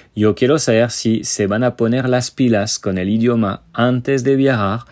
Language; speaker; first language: Spanish; non-native, fluent; French